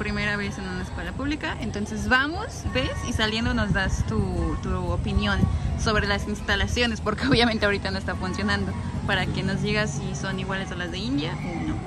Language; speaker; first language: Spanish; native; Spanish